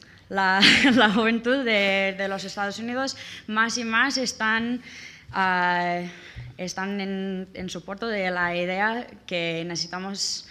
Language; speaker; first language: Spanish; non-native, learner; English